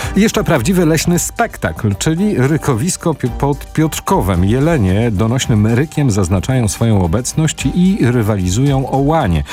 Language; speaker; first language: Polish; native; Polish